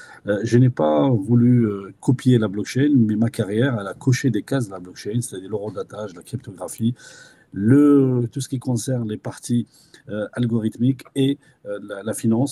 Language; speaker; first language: French; native; French